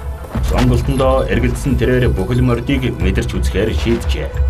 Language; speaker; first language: Mongolian; native; Mongolian